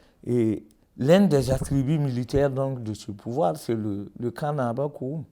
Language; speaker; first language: French; native; French